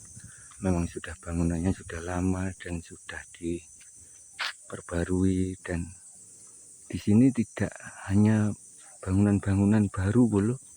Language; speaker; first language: Indonesian; non-native, local second language; Javanese